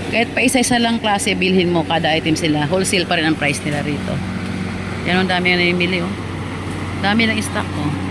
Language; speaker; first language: Filipino; native; Filipino